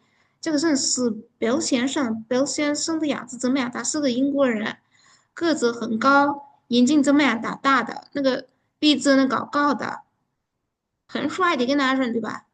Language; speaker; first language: Chinese; non-native, fluent; Uzbek